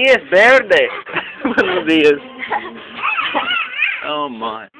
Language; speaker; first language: Spanish; non-native, learner; English